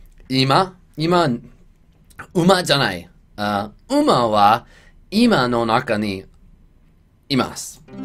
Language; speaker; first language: Japanese; non-native, learner; English